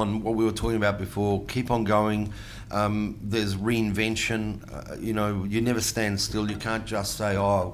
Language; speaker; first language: English; non-native, local second language; Italian